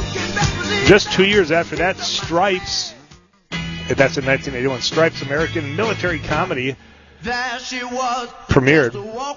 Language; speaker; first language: English; native; English